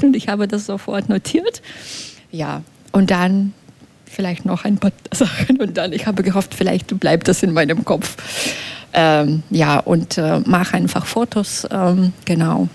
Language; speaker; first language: German; non-native, fluent; Belarusian